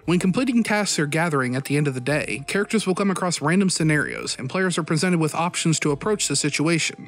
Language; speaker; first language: English; native; English